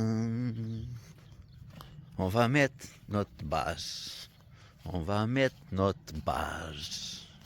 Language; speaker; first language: French; native; French